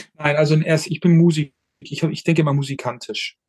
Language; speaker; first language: German; native; German